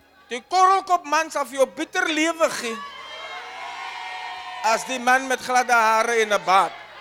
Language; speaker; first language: Afrikaans; early bilingual, heritage; Afrikaans